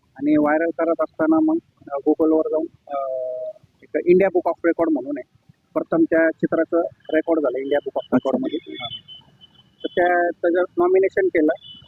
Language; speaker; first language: Marathi; native; Marathi